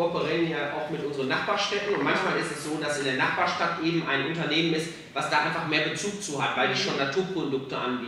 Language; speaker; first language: German; native; German